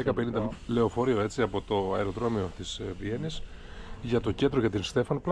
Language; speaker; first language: Greek; native; Greek